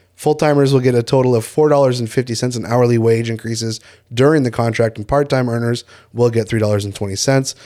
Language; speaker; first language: English; native; English